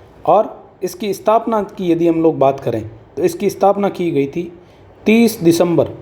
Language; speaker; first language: Hindi; native; Hindi